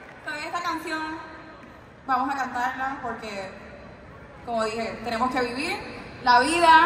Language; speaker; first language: Spanish; native; Spanish